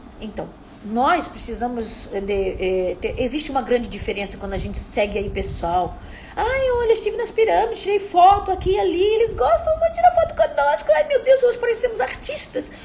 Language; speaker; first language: Portuguese; native; Portuguese